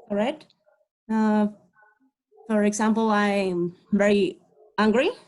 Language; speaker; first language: English; non-native, learner; Spanish